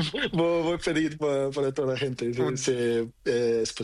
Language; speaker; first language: Spanish; non-native, learner; Portuguese